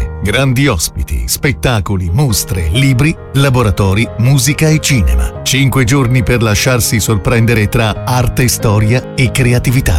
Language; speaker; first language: Italian; native; Italian